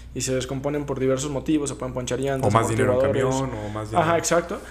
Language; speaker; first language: Spanish; native; Spanish